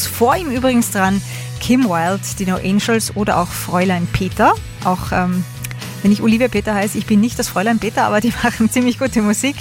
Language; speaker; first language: German; native; German